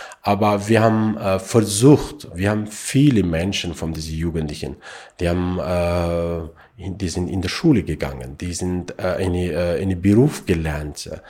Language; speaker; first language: German; non-native, learner; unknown